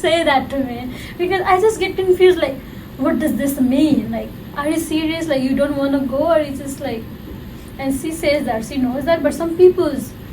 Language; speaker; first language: English; non-native, fluent; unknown